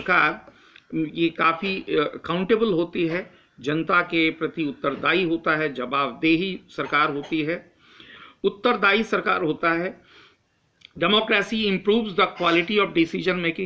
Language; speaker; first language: Hindi; native; Hindi